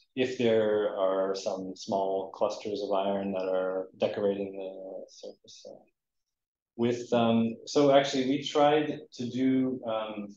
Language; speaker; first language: English; native; English